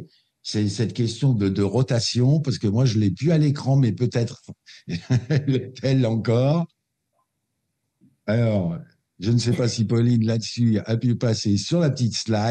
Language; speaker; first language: French; native; French